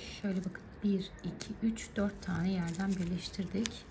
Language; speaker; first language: Turkish; native; Turkish